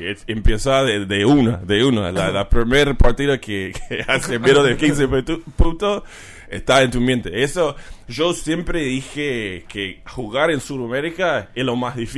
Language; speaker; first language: Spanish; non-native, learner; English